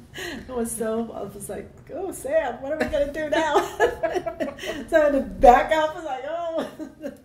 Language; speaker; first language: English; native; English